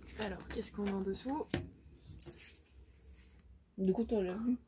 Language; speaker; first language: French; native; French